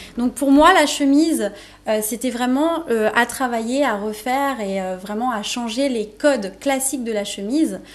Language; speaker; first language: French; native; French